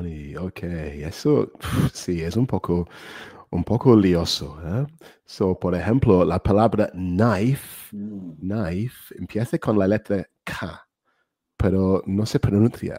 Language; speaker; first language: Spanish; non-native, fluent; English